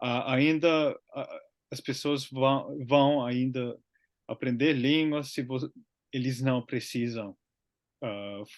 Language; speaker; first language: Portuguese; non-native, learner; Finnish